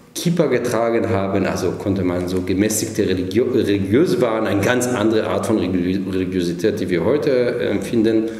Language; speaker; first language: German; non-native, fluent; Hebrew